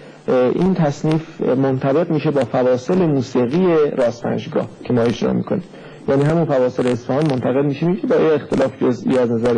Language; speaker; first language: Persian; native; Persian